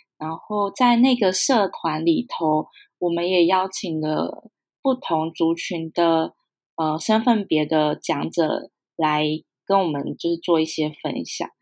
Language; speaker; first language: Chinese; native; Chinese